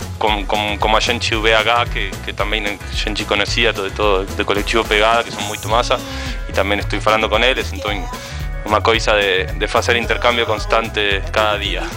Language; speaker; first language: Portuguese; non-native, fluent; Spanish